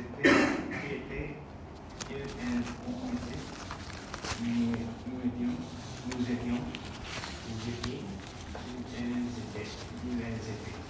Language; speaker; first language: French; non-native, learner; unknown